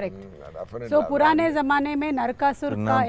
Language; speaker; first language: Telugu; native; Telugu